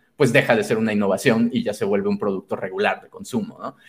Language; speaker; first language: Spanish; native; Spanish